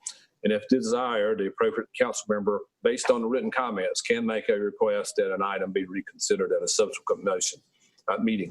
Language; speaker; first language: English; native; English